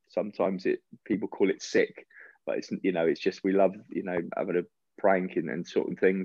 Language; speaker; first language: English; native; English